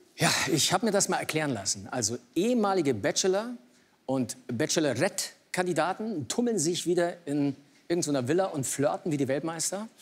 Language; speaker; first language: German; native; German